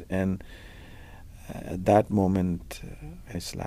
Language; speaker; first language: English; non-native, local second language; Punjabi